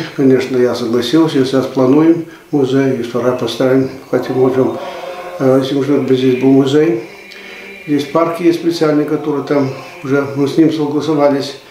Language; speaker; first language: Russian; early bilingual, heritage; Russian